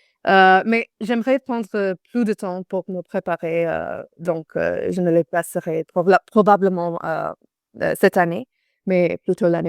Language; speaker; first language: French; non-native, fluent; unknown